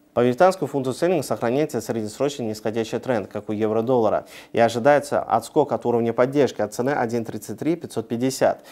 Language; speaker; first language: Russian; non-native, local second language; Uzbek